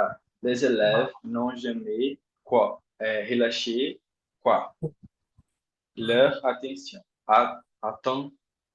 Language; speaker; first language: French; non-native, learner; Portuguese